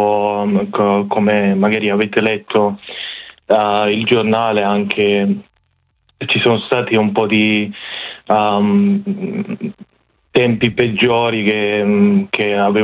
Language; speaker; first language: Italian; non-native, fluent; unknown